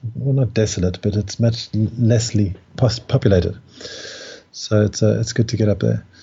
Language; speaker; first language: English; native; English